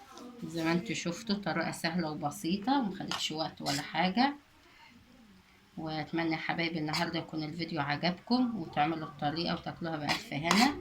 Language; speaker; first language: Arabic; native; Arabic